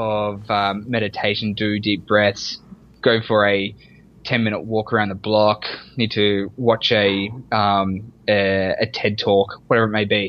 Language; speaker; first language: English; native; English